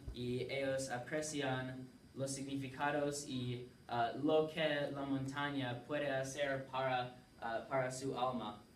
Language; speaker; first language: Spanish; non-native, learner; English